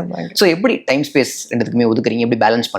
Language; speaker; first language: Tamil; native; Tamil